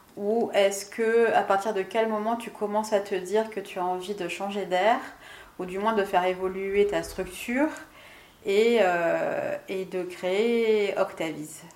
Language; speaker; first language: French; native; French